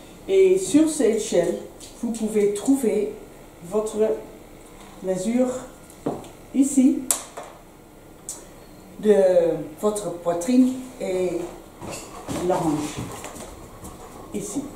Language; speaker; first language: French; non-native, learner; Dutch